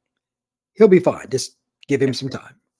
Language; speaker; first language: English; native; English